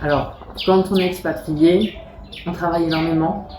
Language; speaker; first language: French; native; French